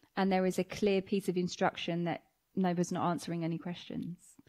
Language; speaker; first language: English; native; English